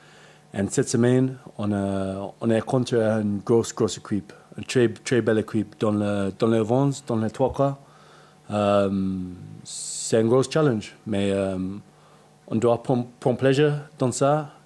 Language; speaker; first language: French; non-native, learner; English